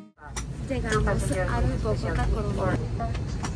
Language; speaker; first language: Spanish; non-native, learner; Japanese